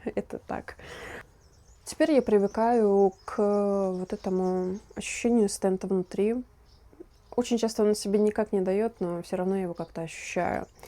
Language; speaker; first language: Russian; native; Russian